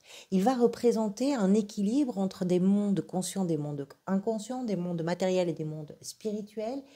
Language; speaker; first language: French; native; French